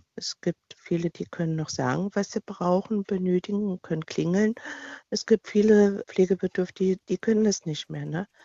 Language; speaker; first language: German; native; German